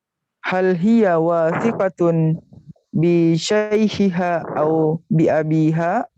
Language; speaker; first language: Arabic; non-native, learner; Indonesian